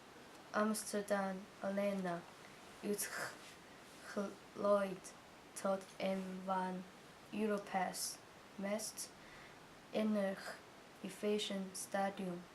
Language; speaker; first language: Dutch; non-native, learner; Chinese